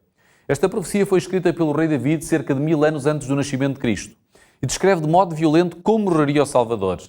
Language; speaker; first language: Portuguese; native; Portuguese